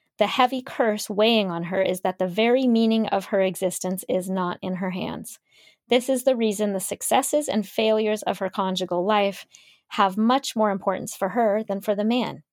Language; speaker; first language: English; native; English